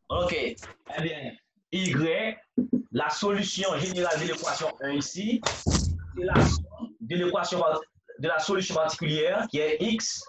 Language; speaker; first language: French; non-native, local second language; Haitian Creole